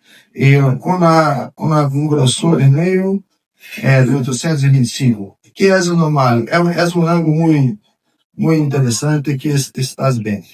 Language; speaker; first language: Spanish; non-native, fluent; Portuguese